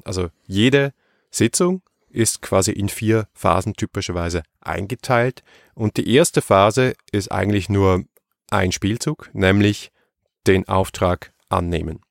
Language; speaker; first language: German; native; German